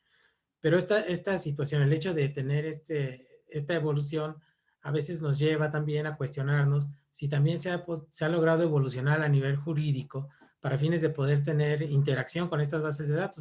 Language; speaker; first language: Spanish; native; Spanish